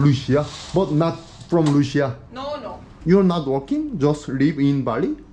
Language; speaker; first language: English; non-native, learner; Korean